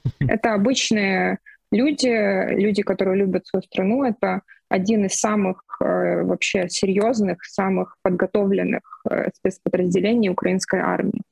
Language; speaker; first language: Russian; non-native, local second language; Ukrainian